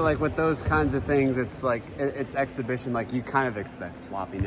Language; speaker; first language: English; native; English